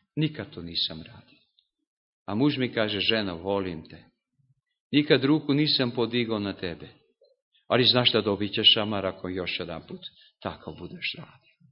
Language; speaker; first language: Serbian; non-native, local second language; Hungarian